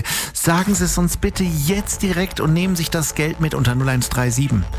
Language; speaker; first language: German; native; German